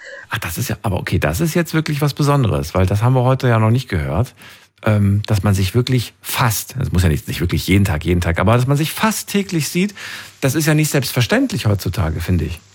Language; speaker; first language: German; native; German